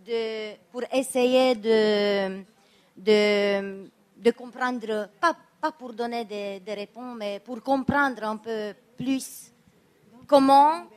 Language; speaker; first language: French; non-native, fluent; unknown